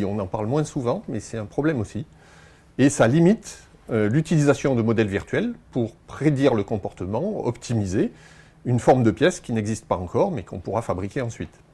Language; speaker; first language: French; native; French